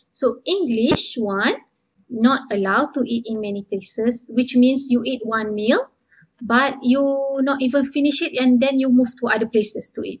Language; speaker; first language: English; non-native, local second language; Malay